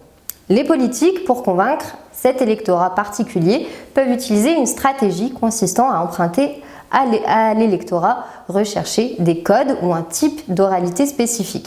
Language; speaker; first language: French; native; French